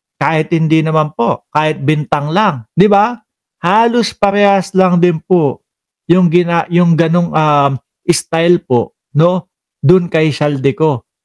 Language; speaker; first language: Filipino; non-native, local second language; Cebuano